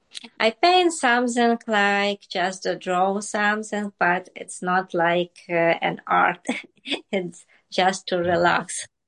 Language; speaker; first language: English; non-native, learner; Ukrainian